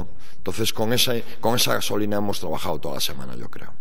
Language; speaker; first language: Spanish; native; Spanish